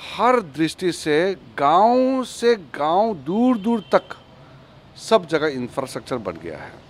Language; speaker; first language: Hindi; native; Hindi